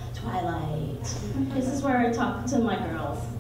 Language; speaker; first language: English; native; English